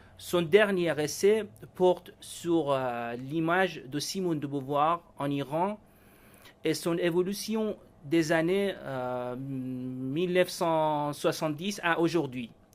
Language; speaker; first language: French; non-native, fluent; Persian